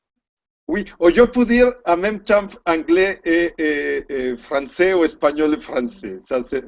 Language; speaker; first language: French; non-native, learner; Spanish